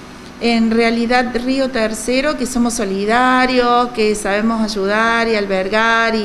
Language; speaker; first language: Spanish; native; Spanish